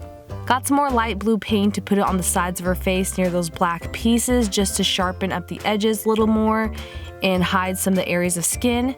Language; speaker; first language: English; native; English